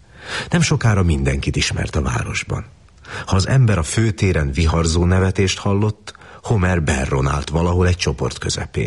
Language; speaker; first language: Hungarian; native; Hungarian